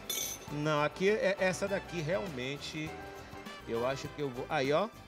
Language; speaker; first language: Portuguese; native; Portuguese